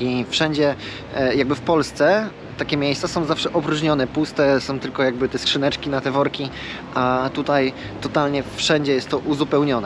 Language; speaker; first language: Polish; native; Polish